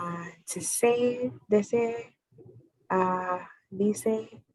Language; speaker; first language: Spanish; non-native, learner; English